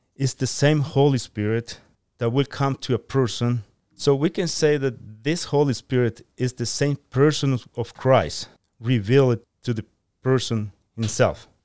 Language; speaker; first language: English; non-native, fluent; Spanish